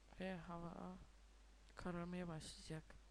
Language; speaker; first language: Turkish; native; Turkish